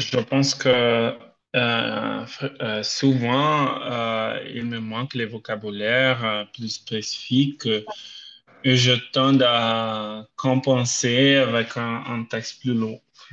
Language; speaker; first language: French; non-native, learner; Portuguese